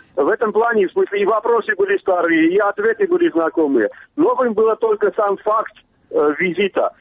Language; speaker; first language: Russian; non-native, local second language; Armenian